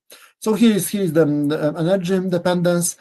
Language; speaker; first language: English; non-native, fluent; Polish